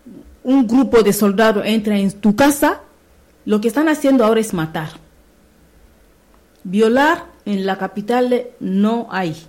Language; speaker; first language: Spanish; non-native, learner; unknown